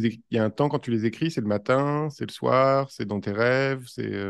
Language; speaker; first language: French; native; French